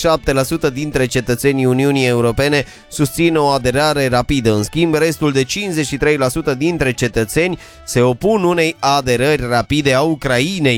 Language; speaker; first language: Romanian; native; Romanian